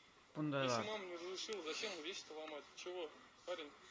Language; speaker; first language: Russian; native; Russian